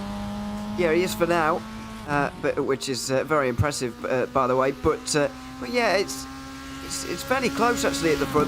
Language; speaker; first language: English; native; English